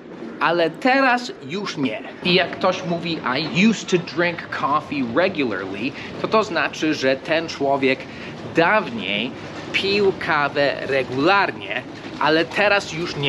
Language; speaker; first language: Polish; non-native, fluent; English